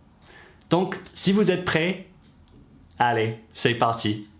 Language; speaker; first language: French; non-native, fluent; English